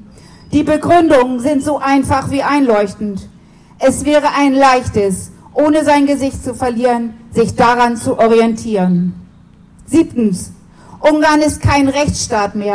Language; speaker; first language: German; native; German